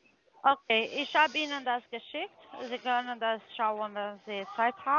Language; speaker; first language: German; non-native, learner; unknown